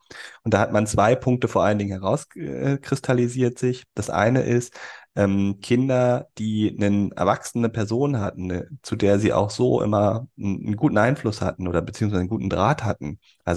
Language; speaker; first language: German; native; German